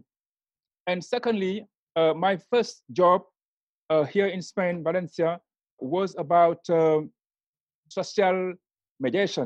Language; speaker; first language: English; non-native, learner; Wolof